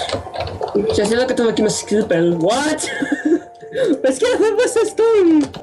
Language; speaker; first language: Danish; native; Danish